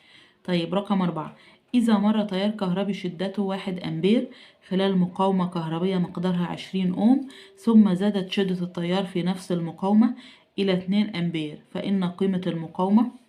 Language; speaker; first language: Arabic; native; Arabic